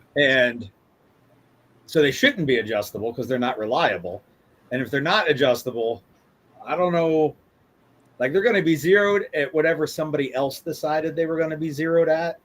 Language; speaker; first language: English; native; English